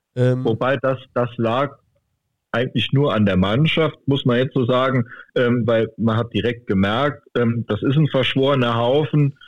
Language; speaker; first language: German; native; German